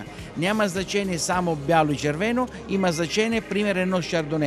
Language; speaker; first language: Bulgarian; non-native, fluent; Italian